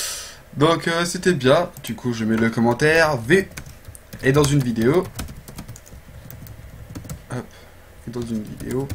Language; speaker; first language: French; native; French